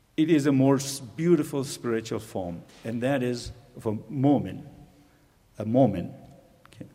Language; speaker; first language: English; non-native, local second language; Urdu